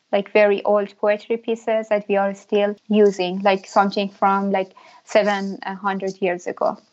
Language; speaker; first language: English; non-native, fluent; Persian